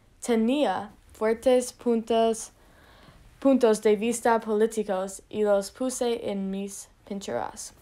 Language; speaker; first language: Spanish; non-native, learner; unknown